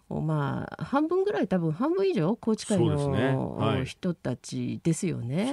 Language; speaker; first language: Japanese; native; Japanese